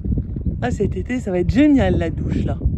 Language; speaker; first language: French; native; French